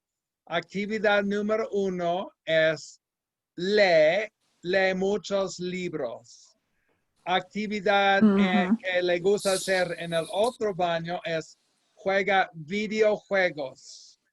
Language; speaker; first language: Spanish; non-native, fluent; English